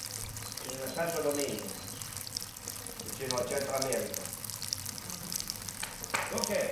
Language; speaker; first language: Italian; non-native, learner; Spanish